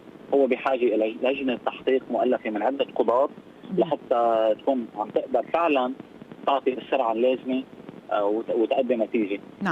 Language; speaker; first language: Arabic; native; Arabic